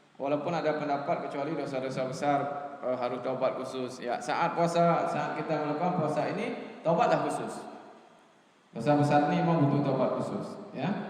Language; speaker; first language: Malay; non-native, local second language; Achinese